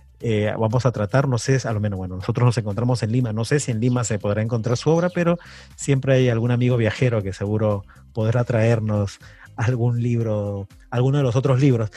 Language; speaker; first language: Spanish; native; Spanish